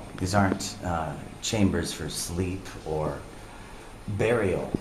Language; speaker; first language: English; native; English